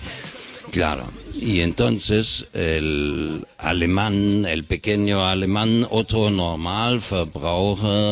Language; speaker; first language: Spanish; non-native, fluent; German